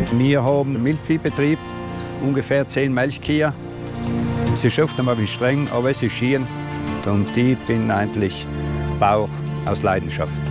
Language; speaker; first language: German; native; German